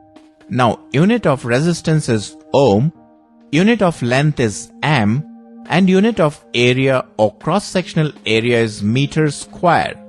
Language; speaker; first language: English; non-native, local second language; Telugu